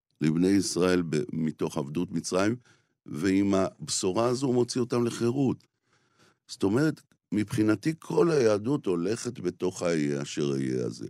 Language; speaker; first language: Hebrew; native; Hebrew